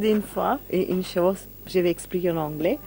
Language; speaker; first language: French; non-native, learner; English